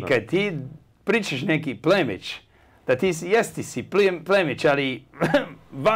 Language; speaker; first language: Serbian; early bilingual, heritage; English